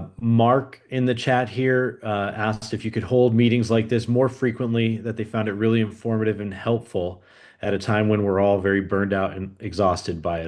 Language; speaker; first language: English; native; English